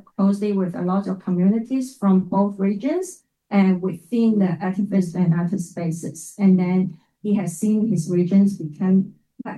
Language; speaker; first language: English; non-native, local second language; Cantonese